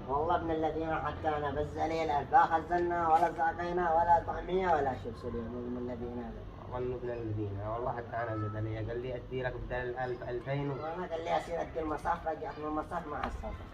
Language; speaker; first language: Arabic; native; Arabic